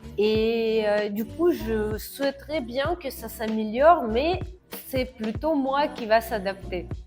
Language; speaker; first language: French; non-native, fluent; Russian